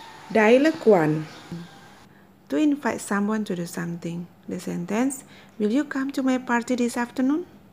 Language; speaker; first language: English; non-native, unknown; Indonesian